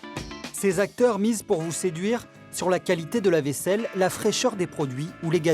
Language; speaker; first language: French; native; French